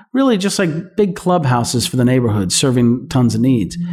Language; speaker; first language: English; native; English